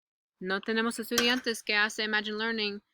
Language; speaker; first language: Spanish; non-native, learner; English